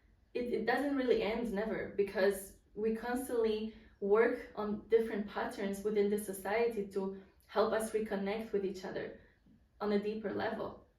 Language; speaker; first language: English; non-native, fluent; Polish